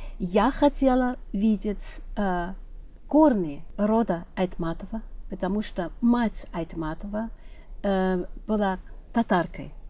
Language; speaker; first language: Russian; non-native, fluent; German